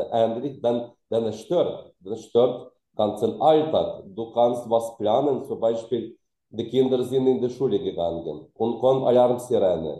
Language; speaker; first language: German; non-native, fluent; Ukrainian